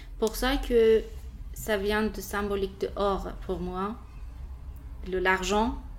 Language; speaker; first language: French; non-native, learner; Persian